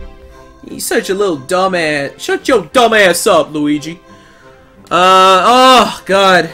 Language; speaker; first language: English; native; English